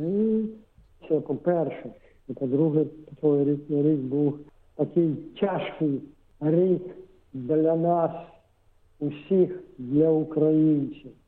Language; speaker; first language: Ukrainian; non-native, local second language; Russian